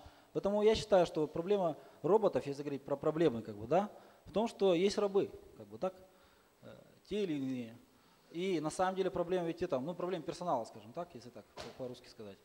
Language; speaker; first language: Russian; native; Russian